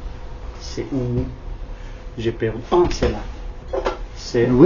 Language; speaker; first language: French; non-native, learner; Kurdish